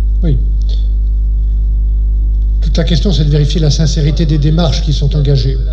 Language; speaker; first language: French; native; French